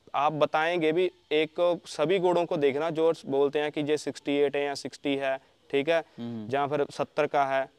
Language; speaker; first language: Hindi; native; Hindi